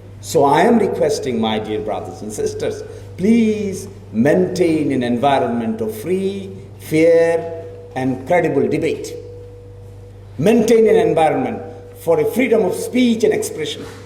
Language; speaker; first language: English; non-native, local second language; Bangla